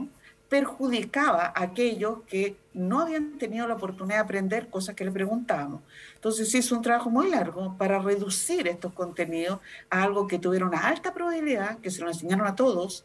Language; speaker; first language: Spanish; native; Spanish